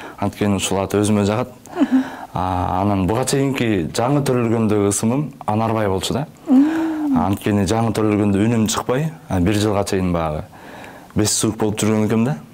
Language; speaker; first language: Kyrgyz; native; Kyrgyz